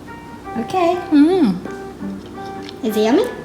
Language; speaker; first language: English; early bilingual, other home language; Japanese